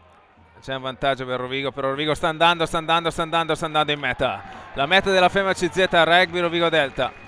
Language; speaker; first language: Italian; native; Italian